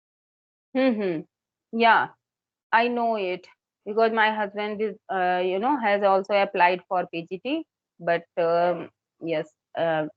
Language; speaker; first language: English; non-native, local second language; Hindi